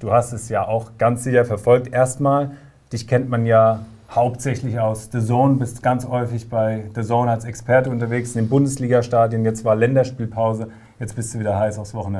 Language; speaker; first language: German; native; German